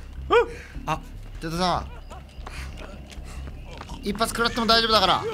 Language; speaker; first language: Japanese; native; Japanese